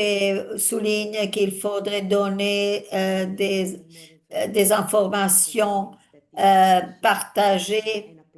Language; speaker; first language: French; non-native, fluent; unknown